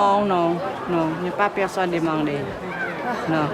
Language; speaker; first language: French; non-native, learner; Khmer